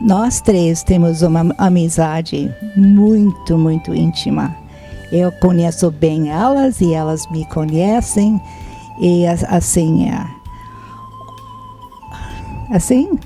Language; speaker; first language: Portuguese; non-native, fluent; English